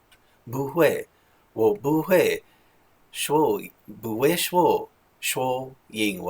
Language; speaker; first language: Chinese; non-native, learner; English